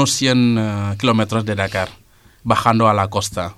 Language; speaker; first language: Spanish; non-native, fluent; Serer